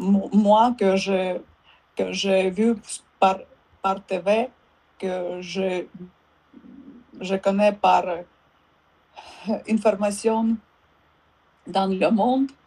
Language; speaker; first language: French; non-native, learner; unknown